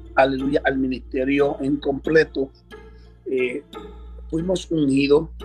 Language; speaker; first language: Spanish; early bilingual, heritage; Spanish